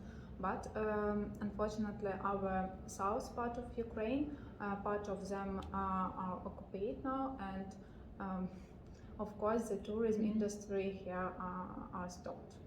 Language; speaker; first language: English; non-native, learner; Ukrainian